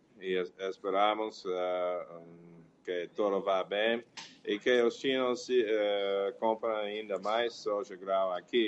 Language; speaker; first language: Portuguese; non-native, fluent; English